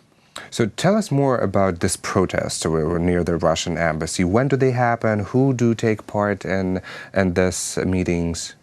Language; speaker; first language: English; non-native, fluent; Ukrainian